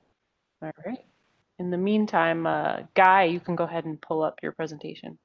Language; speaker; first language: English; native; English